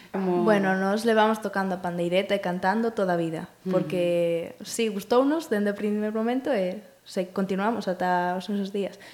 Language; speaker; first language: Galician; native; Galician